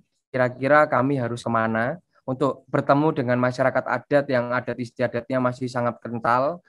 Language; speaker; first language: Indonesian; native; Indonesian